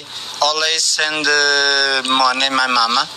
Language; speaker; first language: English; non-native, learner; Portuguese